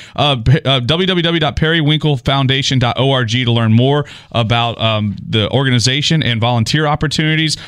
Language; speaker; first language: English; native; English